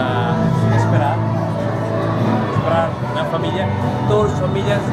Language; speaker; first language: Portuguese; non-native, learner; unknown